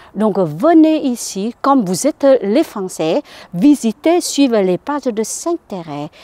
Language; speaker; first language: French; non-native, learner; Vietnamese